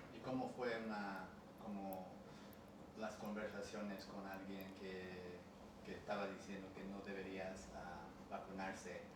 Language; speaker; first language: Spanish; early bilingual, heritage; English